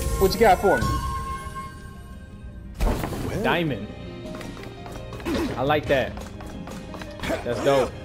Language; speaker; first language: English; native; English